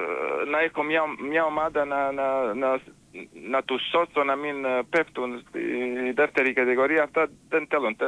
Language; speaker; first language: Greek; non-native, fluent; Serbian